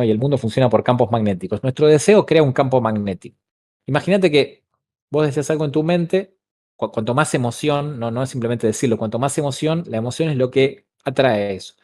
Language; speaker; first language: Spanish; native; Spanish